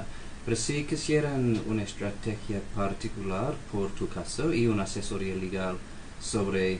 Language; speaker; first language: Spanish; non-native, fluent; English